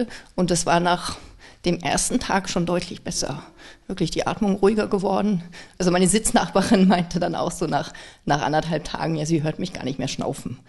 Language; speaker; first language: German; native; German